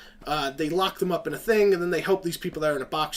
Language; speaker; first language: English; native; English